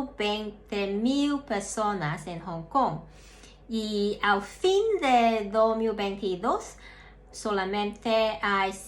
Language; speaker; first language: Spanish; non-native, learner; Cantonese